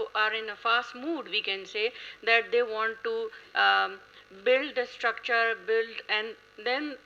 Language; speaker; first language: English; non-native, local second language; Urdu